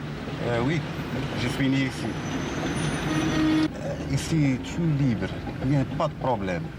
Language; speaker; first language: French; non-native, local second language; Arabic